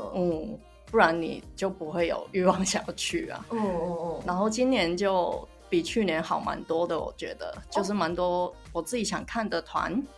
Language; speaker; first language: Chinese; non-native, local second language; Cantonese